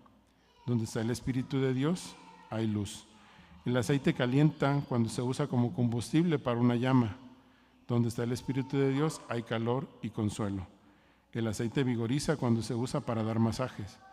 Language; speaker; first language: Spanish; native; Spanish